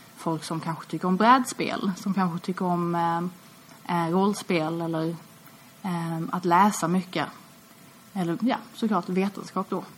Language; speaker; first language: Swedish; native; Swedish